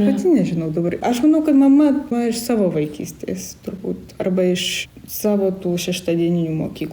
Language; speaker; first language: Lithuanian; early bilingual, heritage; Lithuanian